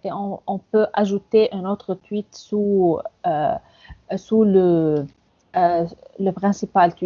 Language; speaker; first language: French; non-native, fluent; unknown